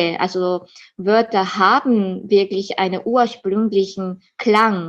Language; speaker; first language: German; non-native, fluent; Japanese